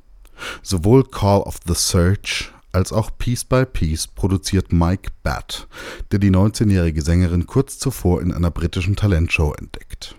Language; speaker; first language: German; native; German